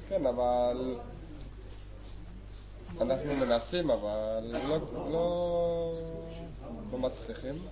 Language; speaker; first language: Hebrew; non-native, learner; Spanish